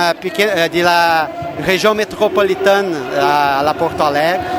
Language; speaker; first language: French; non-native, fluent; Portuguese